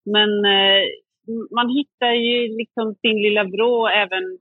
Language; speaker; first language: Swedish; native; Swedish